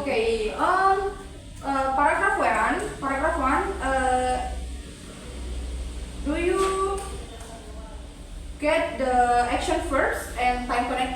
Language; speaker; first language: English; non-native, learner; Indonesian